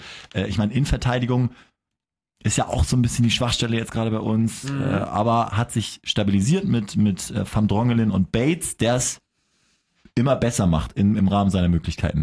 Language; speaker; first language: German; native; German